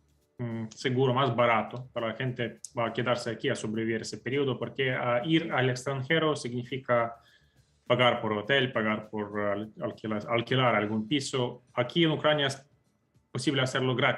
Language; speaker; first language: Spanish; non-native, fluent; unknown